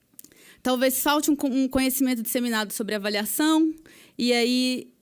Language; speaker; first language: Portuguese; native; Portuguese